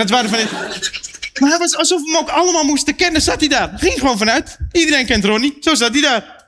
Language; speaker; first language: Dutch; native; Dutch